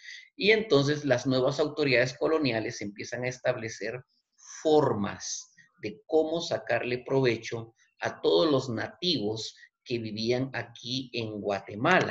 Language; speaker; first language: Spanish; native; Spanish